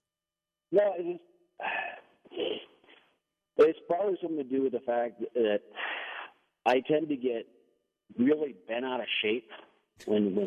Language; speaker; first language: English; non-native, fluent; Danish